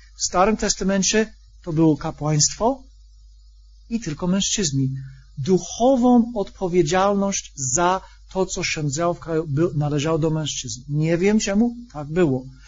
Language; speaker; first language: Polish; non-native, fluent; English